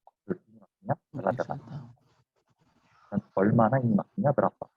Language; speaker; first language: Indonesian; non-native, fluent; Korean